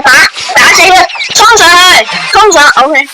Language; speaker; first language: Chinese; early bilingual, heritage; Cantonese